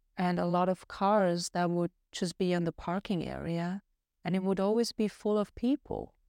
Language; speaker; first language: English; non-native, fluent; German